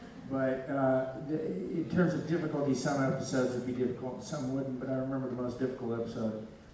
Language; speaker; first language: English; native; English